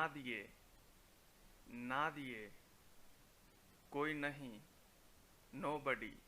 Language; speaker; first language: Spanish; non-native, fluent; Punjabi